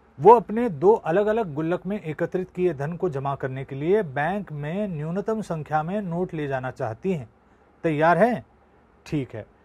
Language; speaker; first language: Hindi; non-native, local second language; Marathi